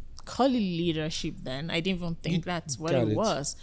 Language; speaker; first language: English; non-native, local second language; Yoruba